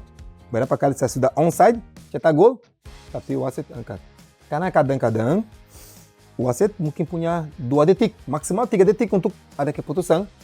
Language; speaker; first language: Indonesian; non-native, fluent; Portuguese